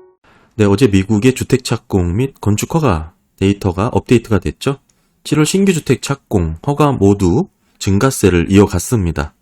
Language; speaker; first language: Korean; native; Korean